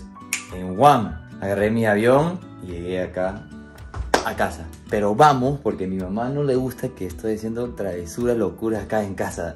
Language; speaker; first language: Spanish; non-native, fluent; English